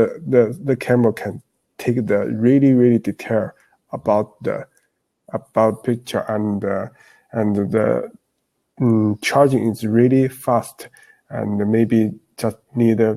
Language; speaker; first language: English; non-native, learner; Chinese